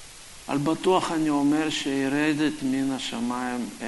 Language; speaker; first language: Hebrew; non-native, fluent; Russian